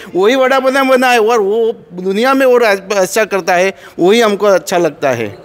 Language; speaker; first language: Hindi; non-native, local second language; Gujarati